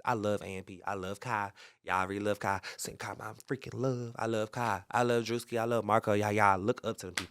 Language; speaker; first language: English; native; English